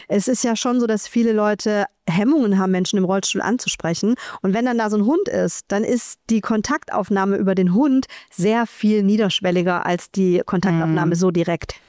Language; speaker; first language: German; native; German